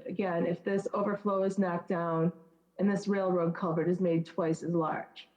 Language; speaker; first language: English; native; English